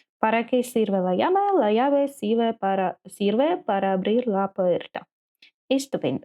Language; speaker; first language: Spanish; non-native, learner; Ukrainian